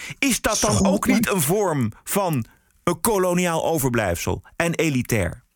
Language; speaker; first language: Dutch; native; Dutch